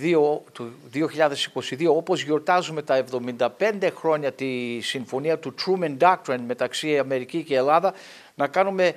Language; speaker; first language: Greek; early bilingual, heritage; English